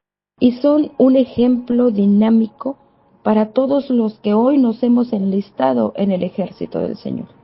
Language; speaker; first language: Spanish; native; Spanish